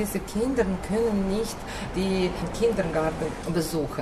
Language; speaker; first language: German; non-native, fluent; Ukrainian